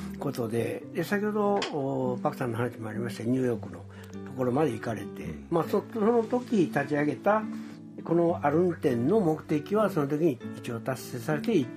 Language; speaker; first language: Japanese; native; Japanese